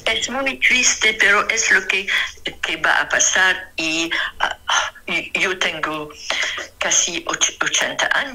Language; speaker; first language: Spanish; non-native, fluent; Arabic